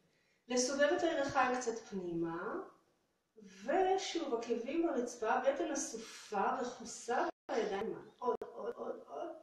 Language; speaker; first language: Hebrew; native; Hebrew